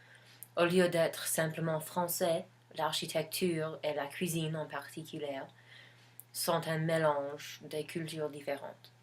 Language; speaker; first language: French; non-native, learner; English